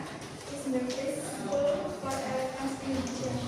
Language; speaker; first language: English; non-native, learner; Indonesian